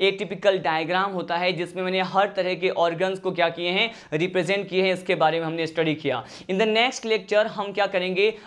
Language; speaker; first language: Hindi; native; Hindi